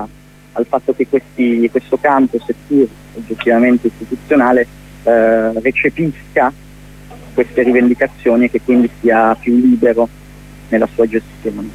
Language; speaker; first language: Italian; native; Italian